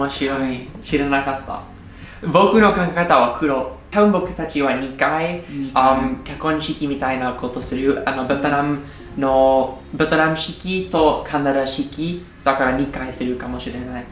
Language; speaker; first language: Japanese; non-native, learner; English